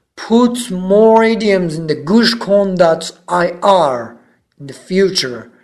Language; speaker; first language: English; non-native, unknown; Persian